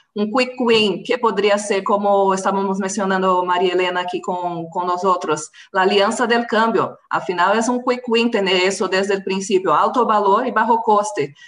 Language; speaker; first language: Spanish; non-native, fluent; Portuguese